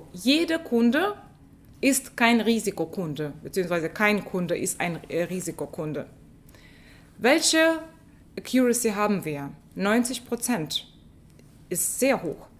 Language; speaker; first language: German; non-native, fluent; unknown